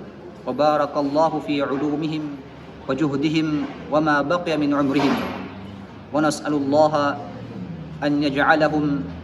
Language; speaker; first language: Arabic; non-native, fluent; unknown